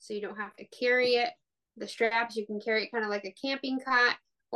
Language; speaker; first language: English; native; English